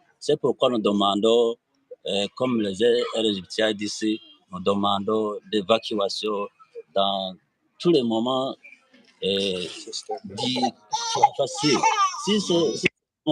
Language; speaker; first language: French; non-native, local second language; Rundi